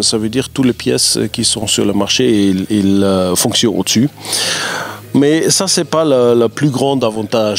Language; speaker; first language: French; non-native, fluent; German